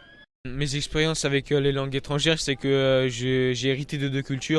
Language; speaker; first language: French; early bilingual, other home language; Hungarian